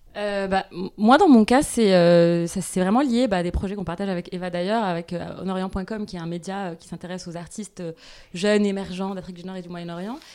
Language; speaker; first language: French; non-native, local second language; Arabic